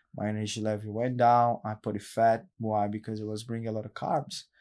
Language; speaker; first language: English; non-native, learner; Portuguese